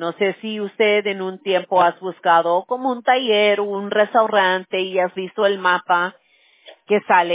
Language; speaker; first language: Spanish; early bilingual, heritage; Spanish